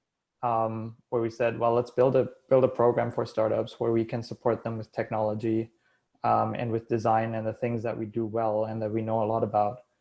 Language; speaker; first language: English; non-native, fluent; German